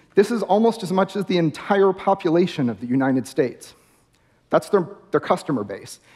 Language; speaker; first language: English; native; English